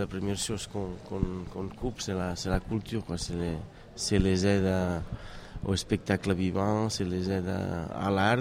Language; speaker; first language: French; non-native, fluent; Catalan